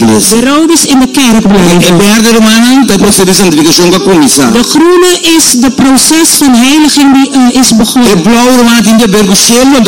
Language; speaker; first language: Dutch; non-native, fluent; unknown